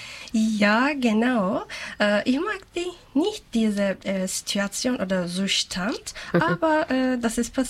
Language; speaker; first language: German; non-native, learner; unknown